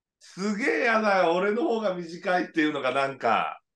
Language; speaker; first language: Japanese; native; Japanese